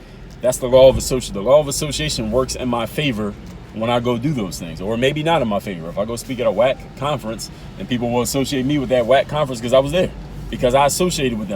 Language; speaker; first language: English; native; English